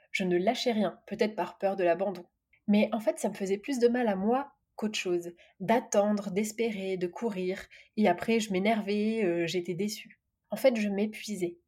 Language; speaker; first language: French; native; French